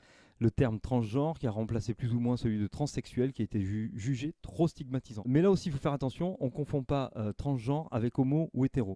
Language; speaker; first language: French; native; French